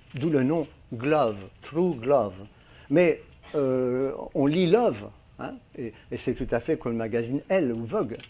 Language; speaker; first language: French; native; French